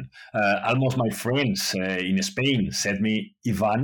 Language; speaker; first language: English; non-native, fluent; Spanish